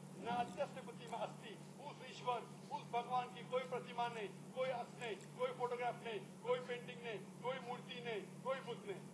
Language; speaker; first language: Hindi; non-native, local second language; Konkani